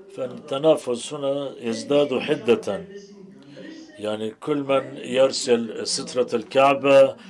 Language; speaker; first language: Arabic; non-native, fluent; Turkish